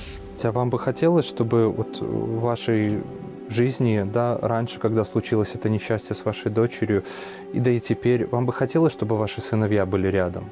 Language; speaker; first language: Russian; native; Russian